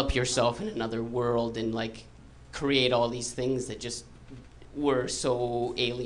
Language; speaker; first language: English; native; English